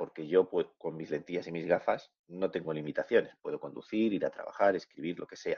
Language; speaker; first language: Spanish; native; Spanish